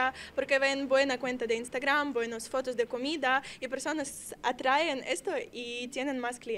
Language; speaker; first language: Spanish; non-native, learner; Russian